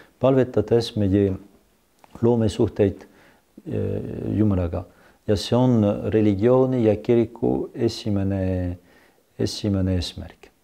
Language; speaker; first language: Estonian; non-native, fluent; French